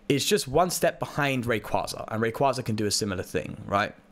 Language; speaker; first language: English; native; English